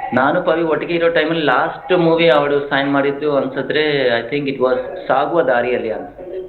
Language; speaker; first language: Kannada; non-native, local second language; Hindi